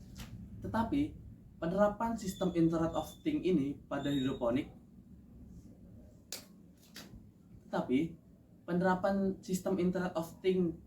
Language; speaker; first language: Indonesian; non-native, local second language; Javanese